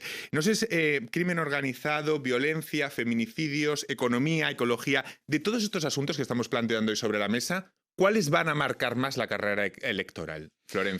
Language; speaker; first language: Spanish; native; Spanish